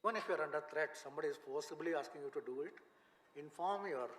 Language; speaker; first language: English; non-native, local second language; Kannada